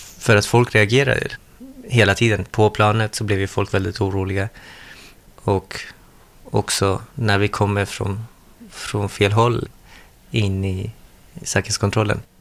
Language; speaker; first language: Swedish; early bilingual, other home language; Spanish